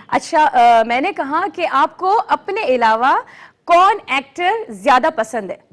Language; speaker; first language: Urdu; non-native, local second language; Pashto